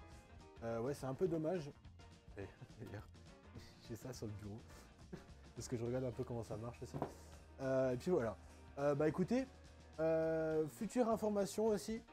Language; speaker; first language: French; native; French